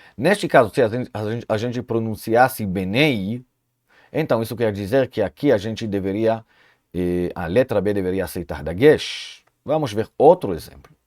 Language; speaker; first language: Portuguese; non-native, fluent; Hebrew